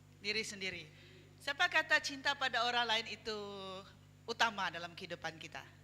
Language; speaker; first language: Malay; non-native, local second language; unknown